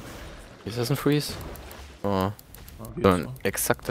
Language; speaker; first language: German; native; German